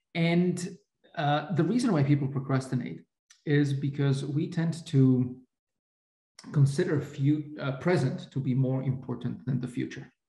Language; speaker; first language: English; non-native, fluent; Slovak